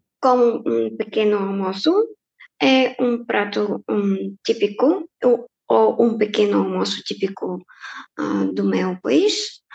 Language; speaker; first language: Portuguese; non-native, fluent; Bulgarian